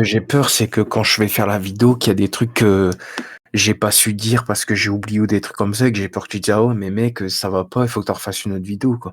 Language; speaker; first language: French; native; French